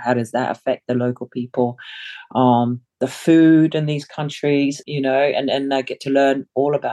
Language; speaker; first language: English; early bilingual, other home language; Samoan